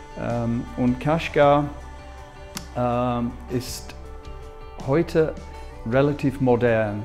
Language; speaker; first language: German; non-native, fluent; English